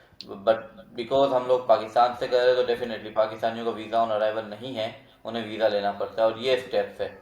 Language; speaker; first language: Urdu; native; Urdu